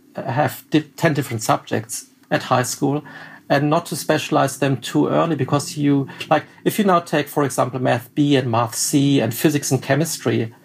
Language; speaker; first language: English; non-native, fluent; German